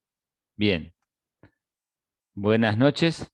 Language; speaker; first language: Spanish; native; Spanish